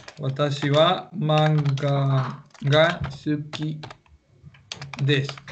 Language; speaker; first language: Japanese; non-native, learner; Spanish